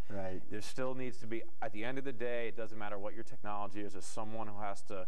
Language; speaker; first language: English; native; English